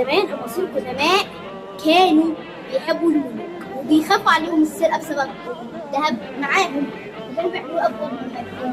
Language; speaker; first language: Arabic; native; Arabic